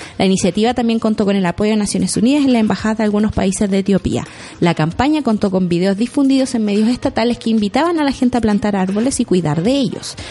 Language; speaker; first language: Spanish; native; Spanish